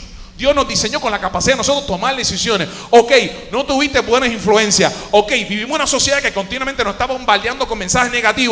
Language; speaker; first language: Spanish; native; Spanish